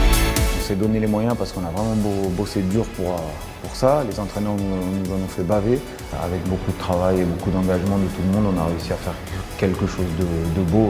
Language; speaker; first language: French; native; French